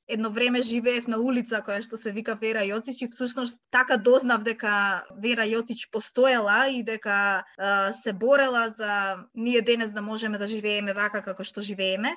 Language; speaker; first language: Macedonian; native; Macedonian